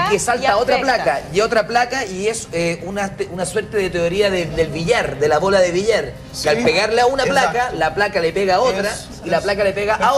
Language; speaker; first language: Spanish; native; Spanish